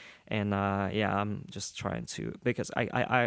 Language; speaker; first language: English; non-native, fluent; Russian